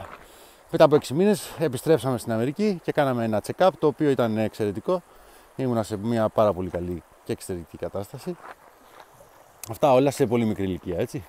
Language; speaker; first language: Greek; native; Greek